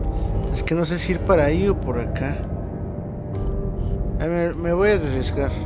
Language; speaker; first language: Spanish; native; Spanish